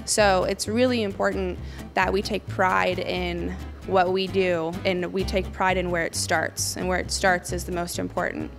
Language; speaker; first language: English; native; English